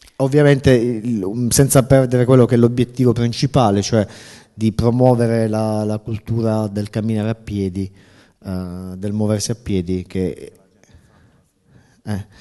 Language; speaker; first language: Italian; native; Italian